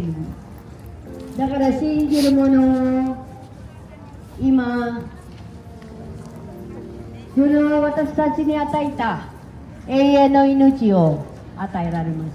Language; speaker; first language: Japanese; non-native, learner; Filipino